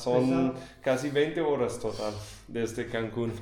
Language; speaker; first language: Spanish; non-native, fluent; English